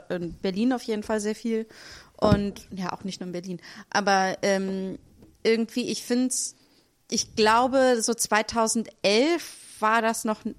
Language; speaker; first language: German; native; German